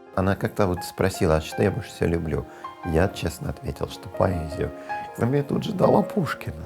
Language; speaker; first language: Russian; non-native, fluent; English